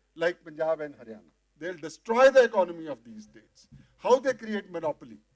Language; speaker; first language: English; non-native, local second language; Punjabi